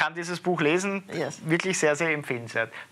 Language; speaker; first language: German; native; German